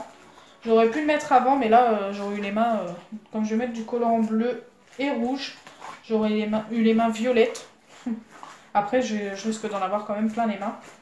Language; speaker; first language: French; native; French